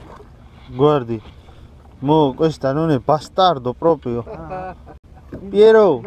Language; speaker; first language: Italian; non-native, learner; Georgian